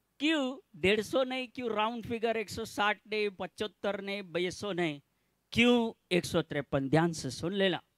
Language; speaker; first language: Hindi; non-native, local second language; Gujarati